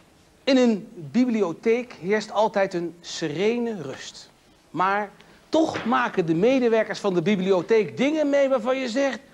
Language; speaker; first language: Dutch; native; Dutch